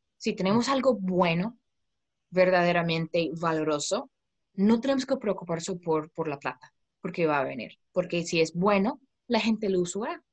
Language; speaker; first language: Spanish; non-native, fluent; English